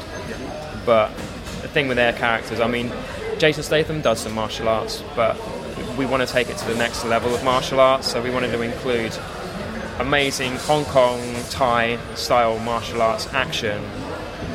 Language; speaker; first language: English; native; English